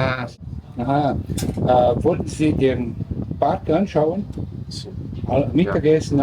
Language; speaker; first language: German; early bilingual, heritage; Portuguese